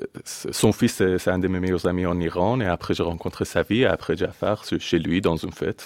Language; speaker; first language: French; non-native, fluent; Persian